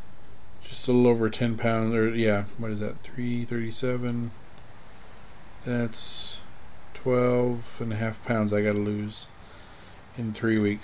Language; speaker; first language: English; native; English